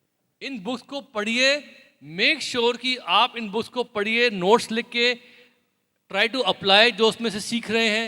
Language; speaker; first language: Hindi; native; Hindi